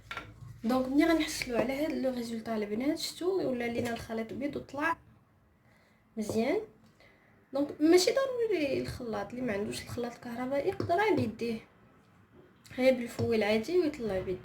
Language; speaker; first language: Arabic; native; Arabic